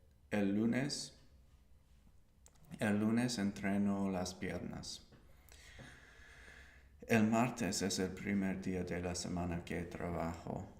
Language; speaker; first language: Spanish; non-native, learner; English